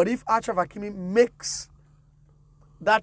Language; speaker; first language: English; non-native, local second language; Yoruba